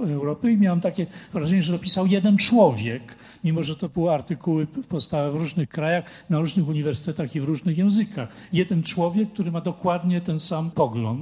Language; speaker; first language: Polish; native; Polish